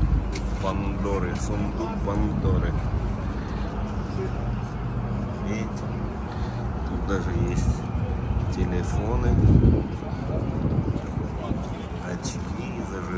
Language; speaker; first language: Russian; native; Russian